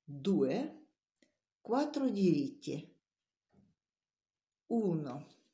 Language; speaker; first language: Italian; non-native, learner; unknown